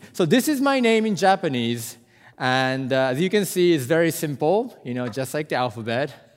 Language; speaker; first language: English; non-native, fluent; Japanese